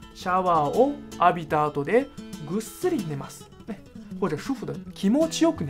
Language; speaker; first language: Japanese; non-native, fluent; Chinese